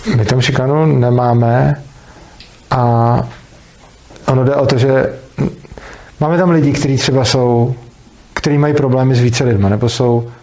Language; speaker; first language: Czech; native; Czech